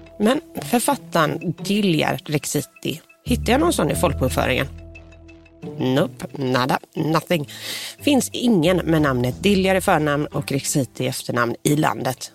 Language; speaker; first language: Swedish; native; Swedish